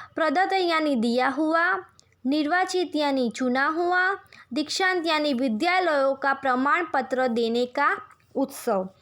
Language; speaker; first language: Hindi; non-native, local second language; Gujarati